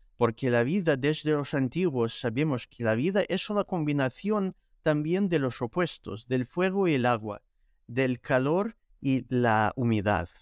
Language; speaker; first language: Spanish; non-native, fluent; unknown